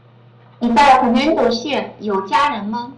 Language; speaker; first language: Chinese; native; Chinese